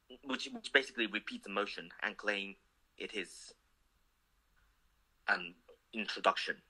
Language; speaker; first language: English; non-native, fluent; Japanese